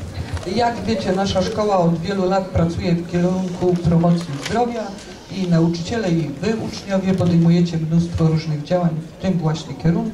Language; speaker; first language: Polish; native; Polish